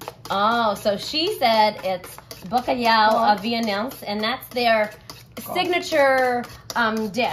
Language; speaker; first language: English; early bilingual, other home language; Portuguese